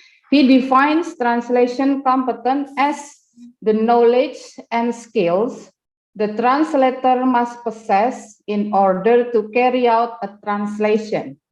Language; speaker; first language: English; non-native, fluent; Indonesian